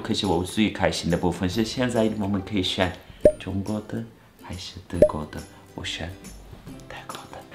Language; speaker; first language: Chinese; non-native, fluent; Turkish